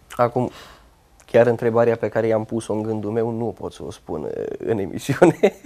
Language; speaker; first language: Romanian; native; Romanian